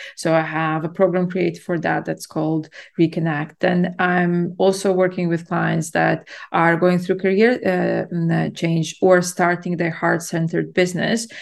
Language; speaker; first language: English; non-native, fluent; Latvian